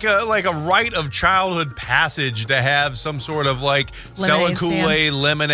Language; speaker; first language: English; native; English